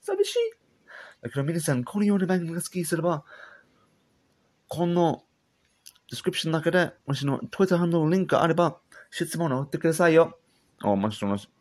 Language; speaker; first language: Japanese; non-native, learner; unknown